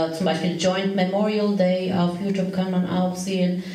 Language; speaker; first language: German; non-native, fluent; Turkish